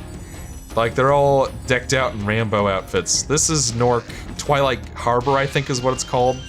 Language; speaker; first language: English; native; English